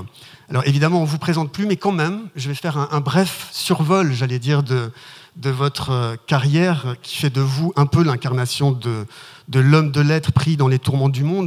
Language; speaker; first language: French; native; French